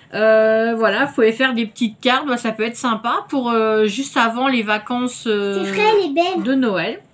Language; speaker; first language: French; native; French